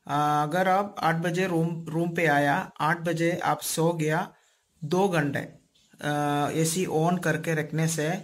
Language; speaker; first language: Hindi; non-native, local second language; Malayalam